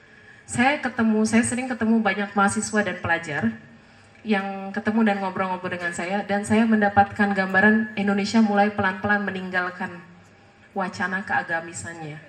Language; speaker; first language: Indonesian; native; Indonesian